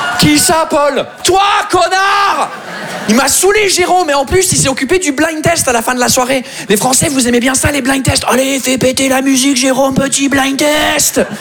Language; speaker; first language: French; non-native, fluent; English